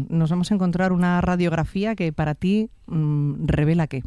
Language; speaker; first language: Spanish; native; Spanish